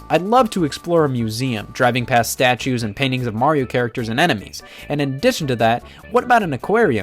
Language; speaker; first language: English; native; English